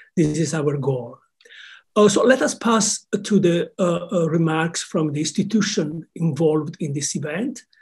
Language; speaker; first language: English; non-native, fluent; Italian